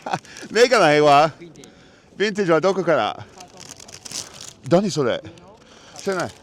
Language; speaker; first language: Japanese; non-native, learner; English